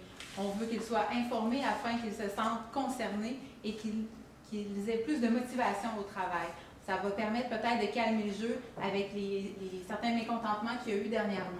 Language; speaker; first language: French; native; French